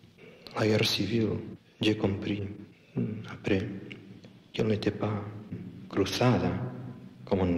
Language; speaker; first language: French; non-native, fluent; Catalan